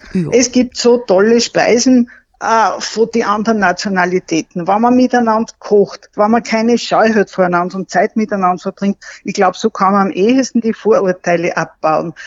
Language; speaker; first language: German; native; German